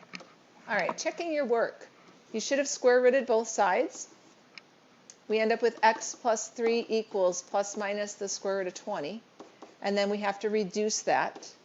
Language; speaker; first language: English; native; English